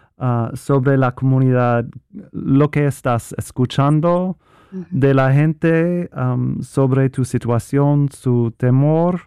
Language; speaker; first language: Spanish; non-native, fluent; English